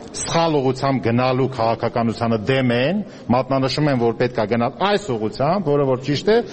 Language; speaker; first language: Armenian; native; Armenian